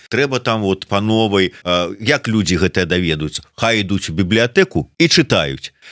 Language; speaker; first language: Belarusian; native; Belarusian